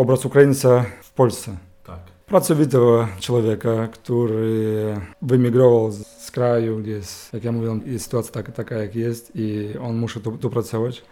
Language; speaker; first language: Polish; non-native, learner; Ukrainian